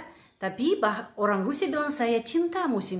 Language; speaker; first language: Indonesian; non-native, fluent; Russian